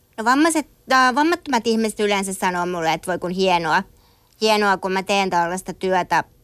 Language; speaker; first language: Finnish; native; Finnish